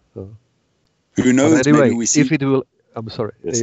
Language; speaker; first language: English; non-native, fluent; Czech